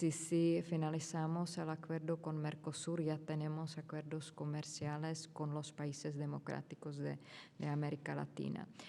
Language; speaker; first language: Spanish; non-native, fluent; Czech